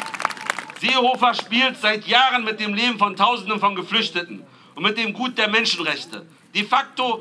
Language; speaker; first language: German; native; German